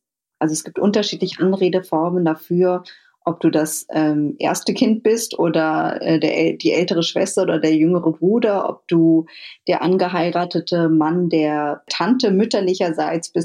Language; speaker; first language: German; early bilingual, other home language; Vietnamese